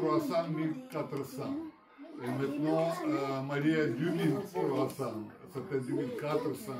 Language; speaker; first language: French; non-native, learner; Russian